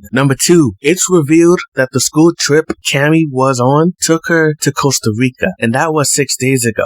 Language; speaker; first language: English; native; English